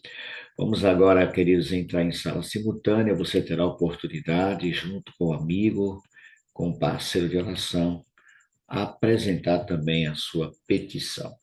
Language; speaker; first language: Portuguese; native; Portuguese